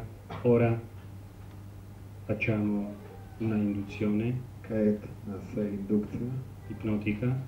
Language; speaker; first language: Italian; non-native, fluent; Czech